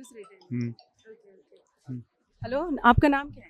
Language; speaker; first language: Hindi; non-native, local second language; Telugu